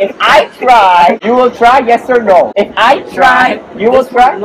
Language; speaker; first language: English; non-native, fluent; Korean